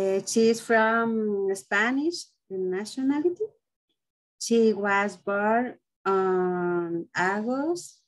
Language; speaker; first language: English; non-native, learner; Spanish